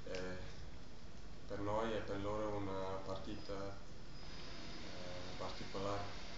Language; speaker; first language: Italian; non-native, learner; German